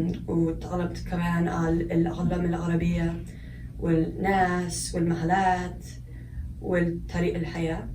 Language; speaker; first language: Arabic; non-native, learner; English